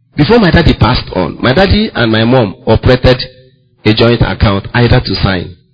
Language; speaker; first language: English; non-native, local second language; Igbo